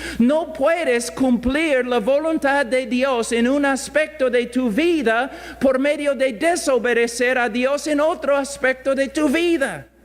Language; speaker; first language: Spanish; non-native, fluent; English